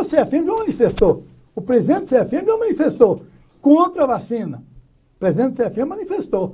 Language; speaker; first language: Portuguese; native; Portuguese